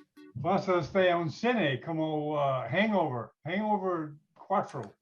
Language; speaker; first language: Spanish; non-native, learner; English